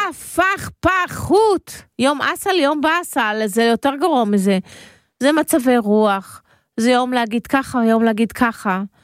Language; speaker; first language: Hebrew; native; Hebrew